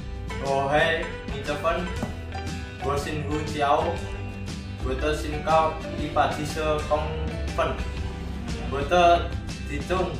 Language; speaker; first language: Chinese; non-native, learner; Indonesian